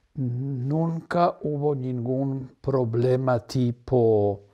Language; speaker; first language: Spanish; non-native, fluent; Polish